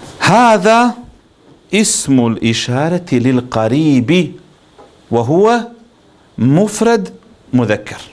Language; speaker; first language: Arabic; non-native, fluent; Bosnian